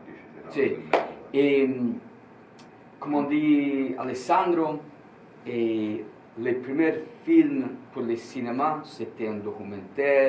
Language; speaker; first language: French; non-native, learner; Italian